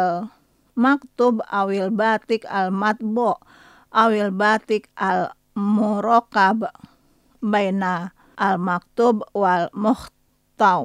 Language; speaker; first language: Arabic; non-native, fluent; Indonesian